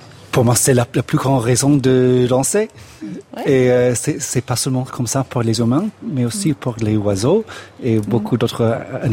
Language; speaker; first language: French; non-native, fluent; English